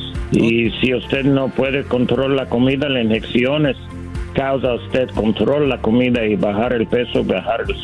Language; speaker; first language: Spanish; non-native, learner; English